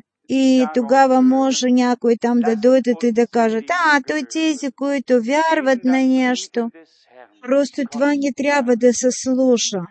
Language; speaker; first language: Bulgarian; non-native, fluent; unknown